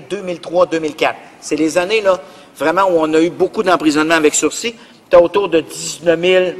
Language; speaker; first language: French; native; French